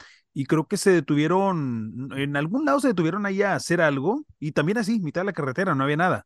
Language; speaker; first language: Spanish; native; Spanish